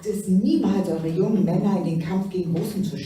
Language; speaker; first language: German; native; German